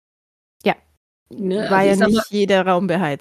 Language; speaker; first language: German; native; German